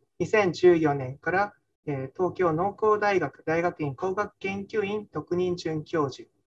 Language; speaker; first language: Japanese; native; Japanese